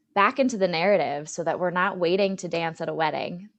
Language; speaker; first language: English; native; English